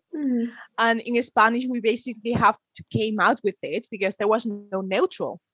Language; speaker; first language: English; non-native, fluent; Spanish